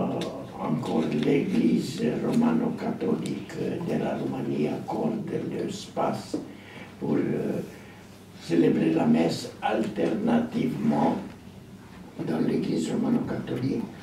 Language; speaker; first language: French; non-native, learner; Romanian